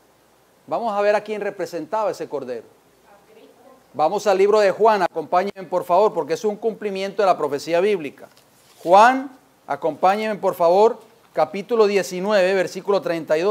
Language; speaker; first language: Spanish; native; Spanish